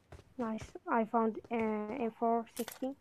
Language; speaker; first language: English; non-native, learner; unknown